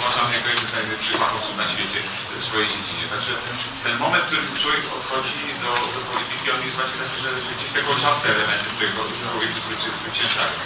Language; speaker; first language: Polish; native; Polish